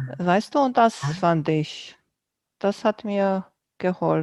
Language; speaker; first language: German; non-native, fluent; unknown